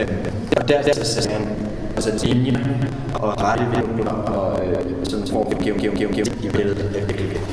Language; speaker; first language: Danish; native; Danish